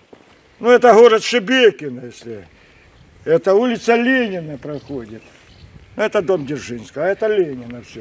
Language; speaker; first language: Russian; native; Russian